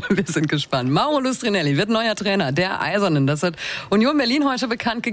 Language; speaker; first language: German; native; German